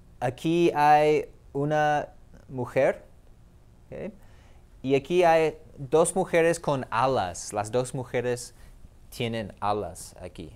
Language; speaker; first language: Spanish; non-native, fluent; English